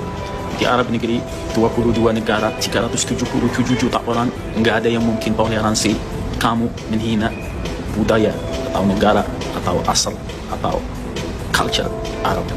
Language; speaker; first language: Indonesian; non-native, fluent; Arabic